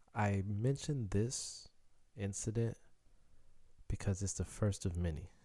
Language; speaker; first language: English; early bilingual, other home language; Haitian Creole